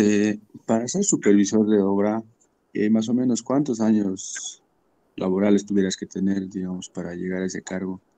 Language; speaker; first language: Spanish; native; Spanish